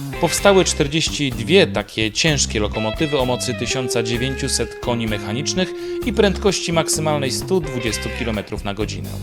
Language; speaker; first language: Polish; native; Polish